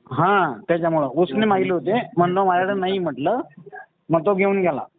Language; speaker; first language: Marathi; native; Marathi